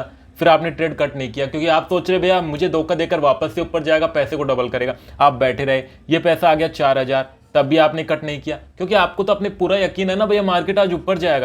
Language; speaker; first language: Hindi; native; Hindi